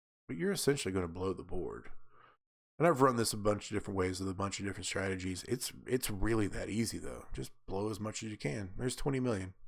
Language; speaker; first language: English; native; English